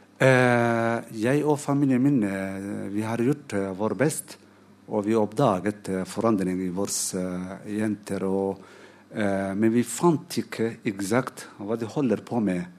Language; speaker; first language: Norwegian; non-native, fluent; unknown